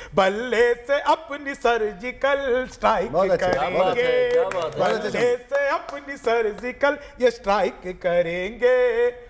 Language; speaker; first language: Hindi; native; Hindi